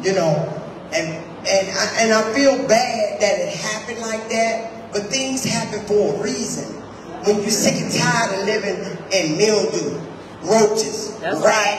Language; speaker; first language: English; native; English